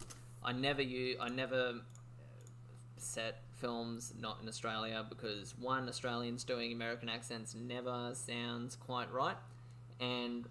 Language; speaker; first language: English; native; English